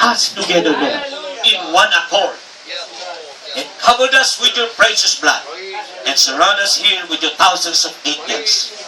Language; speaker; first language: English; non-native, local second language; Filipino